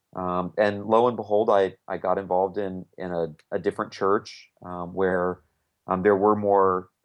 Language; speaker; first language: English; native; English